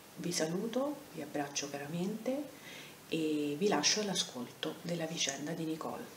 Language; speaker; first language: Italian; native; Italian